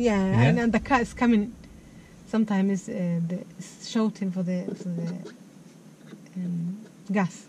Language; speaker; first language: English; non-native, learner; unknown